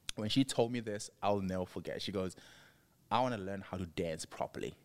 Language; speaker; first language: English; non-native, local second language; Tswana